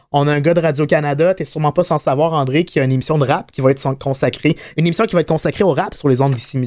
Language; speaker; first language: French; native; French